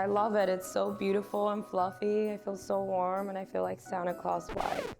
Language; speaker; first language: English; native; English